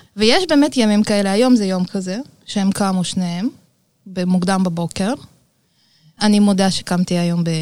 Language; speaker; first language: Hebrew; early bilingual, other home language; Russian